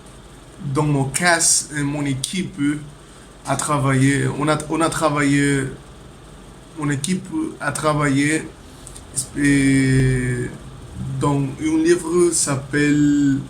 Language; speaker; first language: French; non-native, learner; Spanish